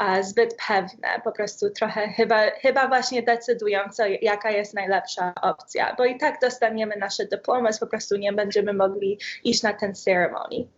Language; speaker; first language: Polish; early bilingual, heritage; Polish